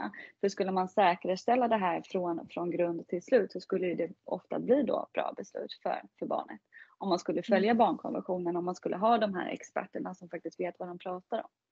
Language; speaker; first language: Swedish; native; Swedish